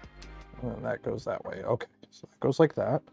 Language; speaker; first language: English; native; English